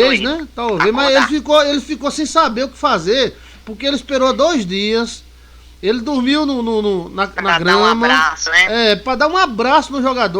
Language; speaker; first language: Portuguese; native; Portuguese